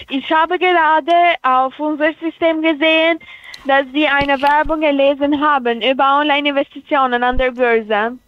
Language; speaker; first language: German; non-native, fluent; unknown